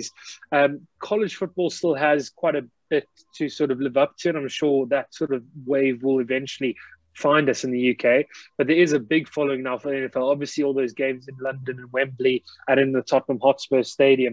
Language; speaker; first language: English; native; English